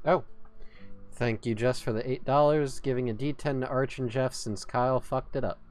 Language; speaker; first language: English; native; English